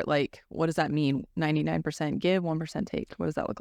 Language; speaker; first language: English; native; English